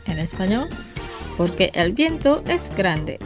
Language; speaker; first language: Spanish; non-native, fluent; Indonesian